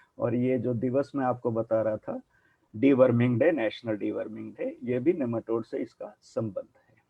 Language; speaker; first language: Hindi; non-native, local second language; Punjabi